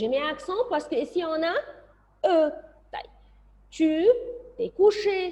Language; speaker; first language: French; non-native, fluent; Arabic